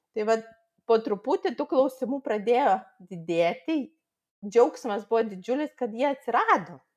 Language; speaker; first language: Lithuanian; non-native, local second language; Russian